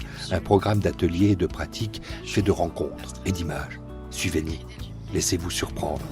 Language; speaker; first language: French; native; French